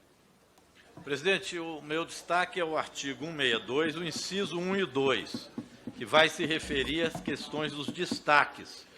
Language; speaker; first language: Portuguese; native; Portuguese